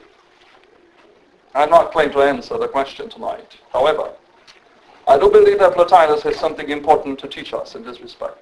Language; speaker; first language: English; non-native, fluent; Romanian